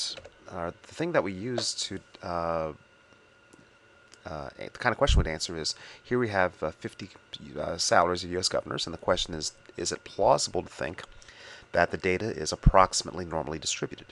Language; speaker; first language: English; native; English